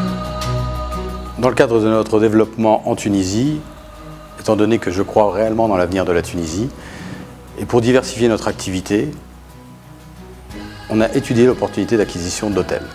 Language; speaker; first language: French; early bilingual, other home language; Arabic